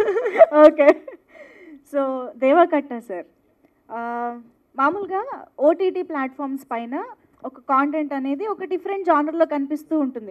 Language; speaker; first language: Telugu; native; Telugu